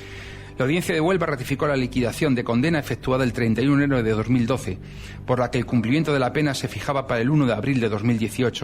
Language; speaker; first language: Spanish; native; Spanish